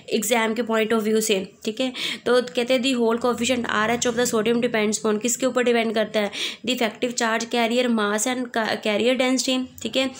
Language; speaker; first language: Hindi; non-native, local second language; Punjabi